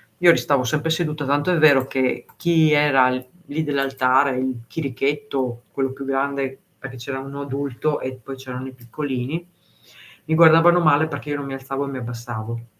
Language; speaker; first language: Italian; native; Italian